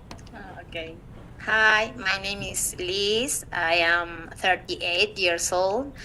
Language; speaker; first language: English; non-native, learner; Spanish